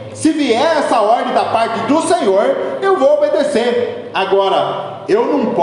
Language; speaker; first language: Portuguese; native; Portuguese